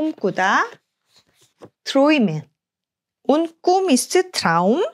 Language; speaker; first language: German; non-native, fluent; Korean